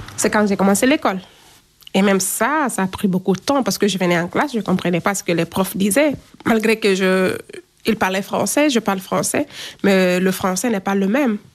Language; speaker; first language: French; non-native, local second language; Fula